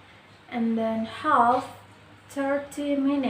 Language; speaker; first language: English; non-native, learner; Indonesian